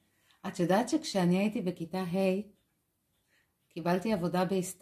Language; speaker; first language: Hebrew; native; Hebrew